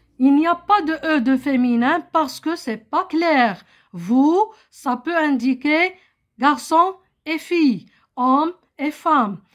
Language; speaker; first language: French; non-native, local second language; Arabic